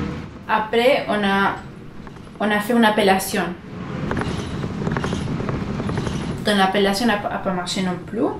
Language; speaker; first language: French; non-native, learner; Spanish